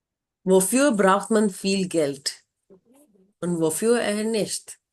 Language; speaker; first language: German; non-native, fluent; Urdu